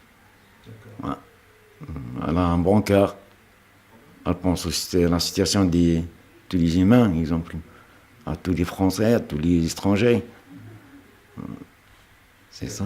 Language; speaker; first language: French; non-native, fluent; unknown